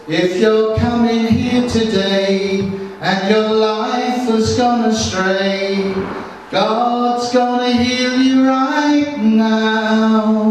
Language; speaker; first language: English; native; English